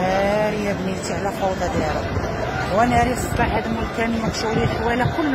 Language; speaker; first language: Arabic; native; Arabic